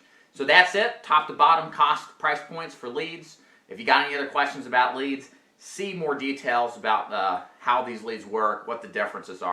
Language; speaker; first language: English; native; English